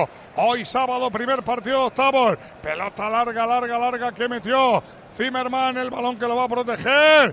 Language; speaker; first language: Spanish; native; Spanish